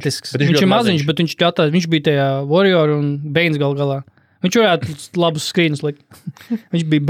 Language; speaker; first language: Latvian; native; Latvian